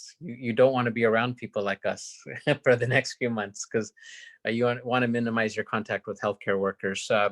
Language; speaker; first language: English; native; English